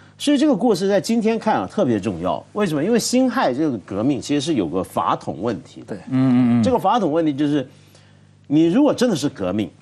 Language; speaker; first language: Chinese; native; Chinese